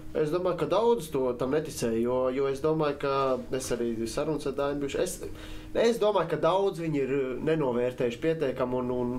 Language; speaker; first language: Latvian; native; Latvian